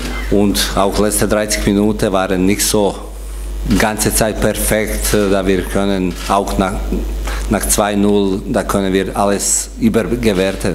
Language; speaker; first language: German; non-native, fluent; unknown